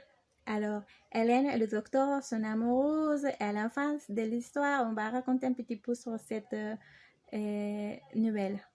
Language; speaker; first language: French; non-native, learner; Spanish